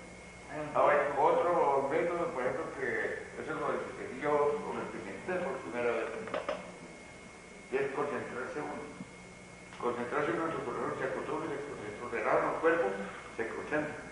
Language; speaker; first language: Spanish; native; Spanish